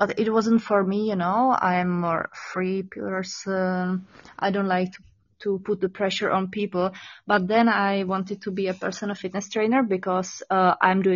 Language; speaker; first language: English; non-native, learner; Czech